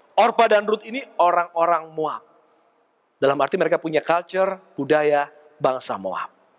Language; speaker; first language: Indonesian; native; Indonesian